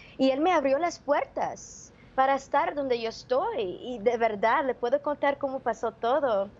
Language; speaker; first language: Spanish; early bilingual, heritage; Spanish